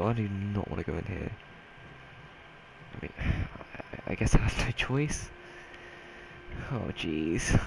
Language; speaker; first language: English; native; English